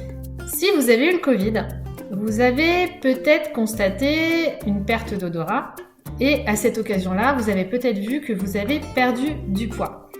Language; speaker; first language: French; native; French